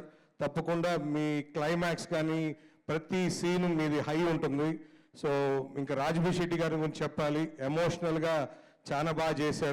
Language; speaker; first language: Telugu; native; Telugu